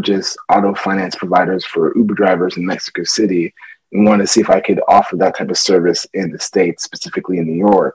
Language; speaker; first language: English; native; English